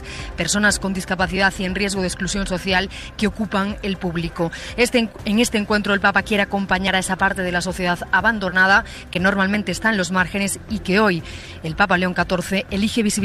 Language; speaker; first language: Spanish; native; Spanish